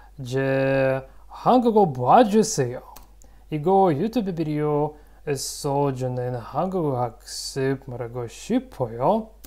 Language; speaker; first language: Korean; non-native, learner; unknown